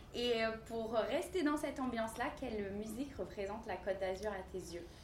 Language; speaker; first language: French; native; French